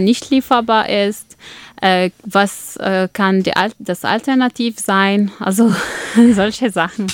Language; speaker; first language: German; non-native, fluent; Arabic